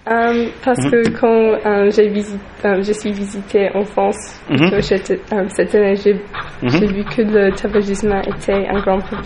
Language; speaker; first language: French; non-native, learner; English